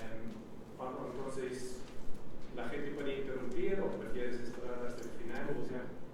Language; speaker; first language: Spanish; non-native, fluent; English